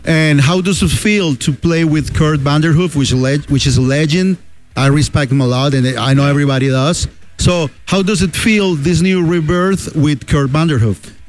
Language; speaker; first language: English; non-native, fluent; Spanish